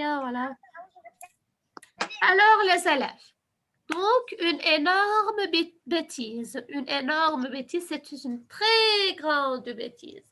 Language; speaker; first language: French; non-native, fluent; Arabic